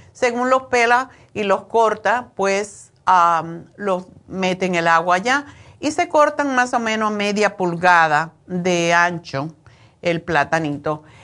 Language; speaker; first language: Spanish; native; Spanish